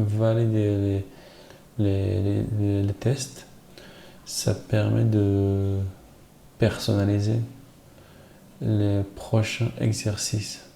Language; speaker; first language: French; non-native, learner; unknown